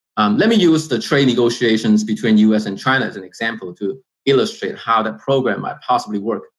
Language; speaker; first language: English; non-native, fluent; Chinese